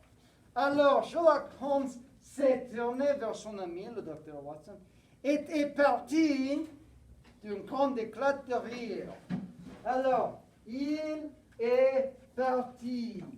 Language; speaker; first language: French; non-native, fluent; English